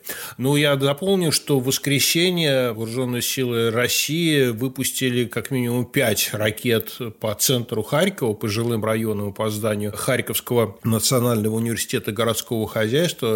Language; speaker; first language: Russian; native; Russian